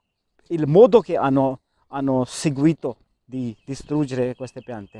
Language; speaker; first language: Italian; non-native, learner; Urdu